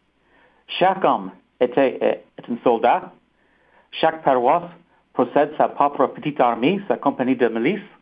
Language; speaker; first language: French; non-native, fluent; English